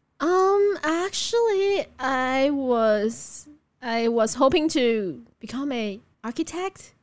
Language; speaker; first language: English; non-native, fluent; Chinese